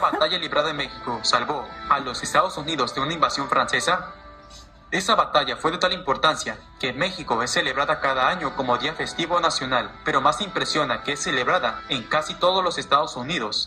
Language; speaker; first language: Spanish; native; Spanish